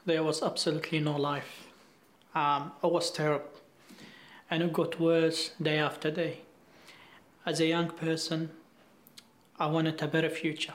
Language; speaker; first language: English; non-native, fluent; Arabic